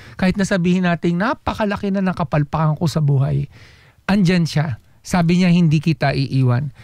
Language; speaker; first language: Filipino; native; Filipino